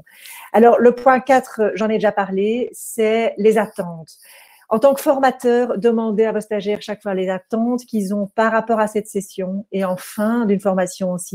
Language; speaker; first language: French; native; French